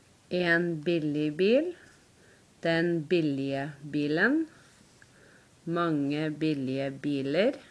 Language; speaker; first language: Norwegian; non-native, learner; English